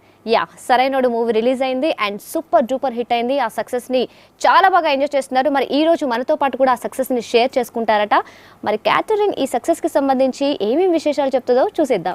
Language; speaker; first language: Telugu; native; Telugu